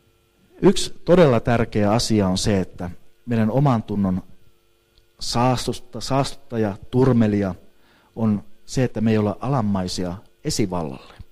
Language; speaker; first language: Finnish; native; Finnish